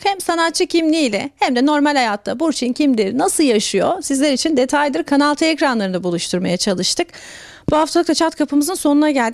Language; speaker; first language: Turkish; native; Turkish